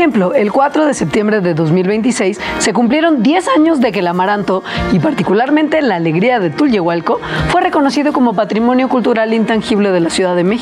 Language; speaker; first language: Spanish; native; Spanish